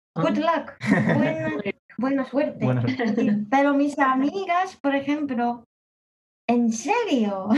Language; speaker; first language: Spanish; non-native, learner; Japanese